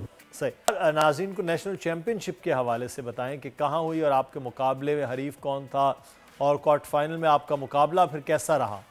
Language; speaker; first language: Urdu; native; Urdu